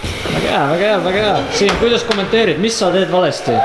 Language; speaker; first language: Estonian; native; Estonian